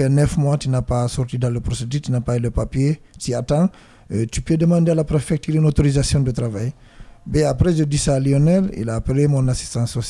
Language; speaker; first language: French; non-native, learner; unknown